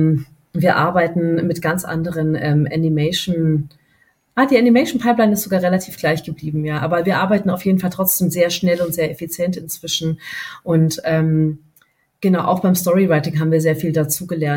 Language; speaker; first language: German; native; German